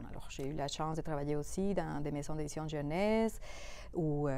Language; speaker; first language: French; non-native, fluent; Spanish